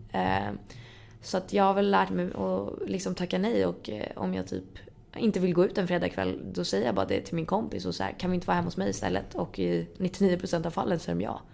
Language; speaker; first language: Swedish; native; Swedish